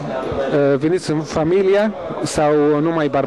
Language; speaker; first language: Romanian; non-native, learner; Arabic